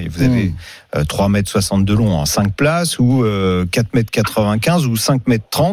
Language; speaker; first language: French; native; French